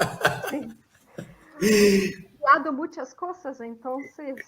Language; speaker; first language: Spanish; non-native, fluent; Portuguese